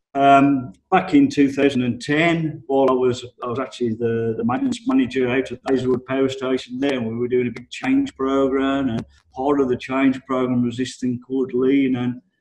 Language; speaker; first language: English; native; English